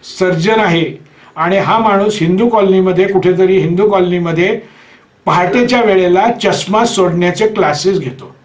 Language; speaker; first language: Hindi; non-native, local second language; Marathi